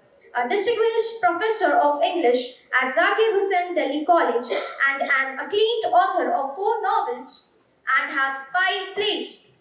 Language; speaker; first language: English; non-native, local second language; Hindi